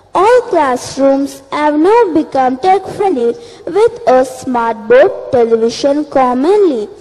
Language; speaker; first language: English; non-native, local second language; Tamil